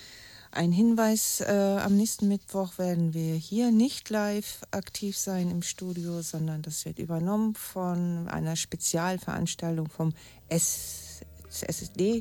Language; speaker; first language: German; native; German